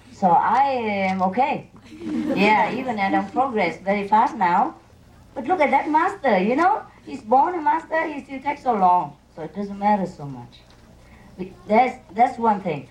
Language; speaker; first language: English; non-native, fluent; Vietnamese